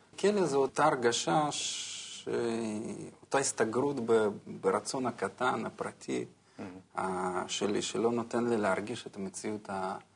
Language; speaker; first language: Hebrew; non-native, fluent; Russian